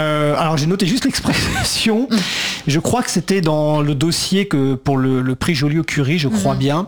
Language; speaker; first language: French; native; French